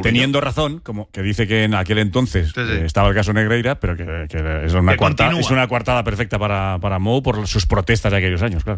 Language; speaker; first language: Spanish; native; Spanish